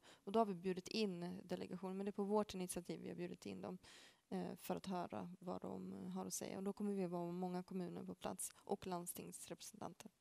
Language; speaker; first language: Swedish; native; Swedish